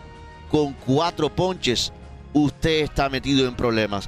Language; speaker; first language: Spanish; native; Spanish